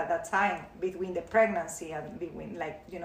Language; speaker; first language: English; non-native, fluent; Spanish